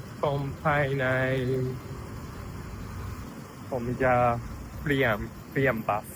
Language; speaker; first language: Thai; non-native, learner; Japanese